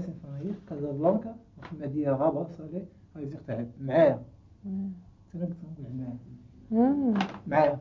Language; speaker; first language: Dutch; non-native, learner; Arabic